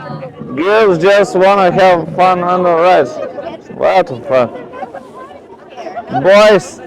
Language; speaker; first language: English; non-native, learner; Lithuanian